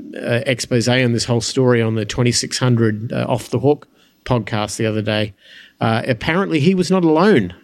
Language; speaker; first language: English; native; English